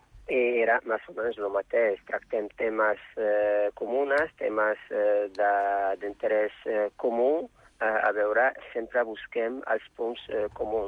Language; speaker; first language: Catalan; non-native, fluent; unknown